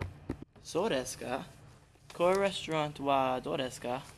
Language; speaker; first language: Japanese; non-native, learner; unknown